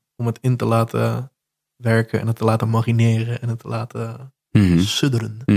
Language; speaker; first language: Dutch; native; Dutch